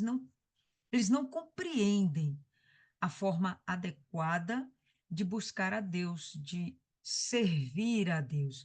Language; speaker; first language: Portuguese; native; Portuguese